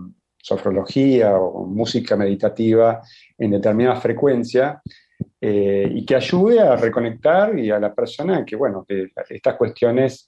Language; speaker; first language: Spanish; native; Spanish